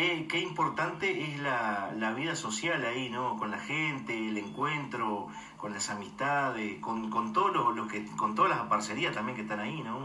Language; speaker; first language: Spanish; native; Spanish